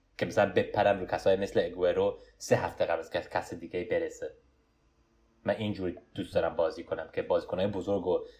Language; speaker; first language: Persian; early bilingual, heritage; Persian